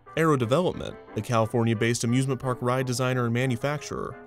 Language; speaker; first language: English; native; English